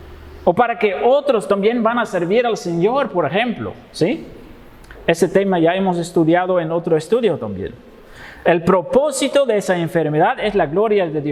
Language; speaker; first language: Spanish; non-native, fluent; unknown